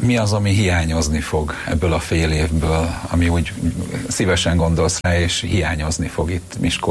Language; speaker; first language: Hungarian; native; Hungarian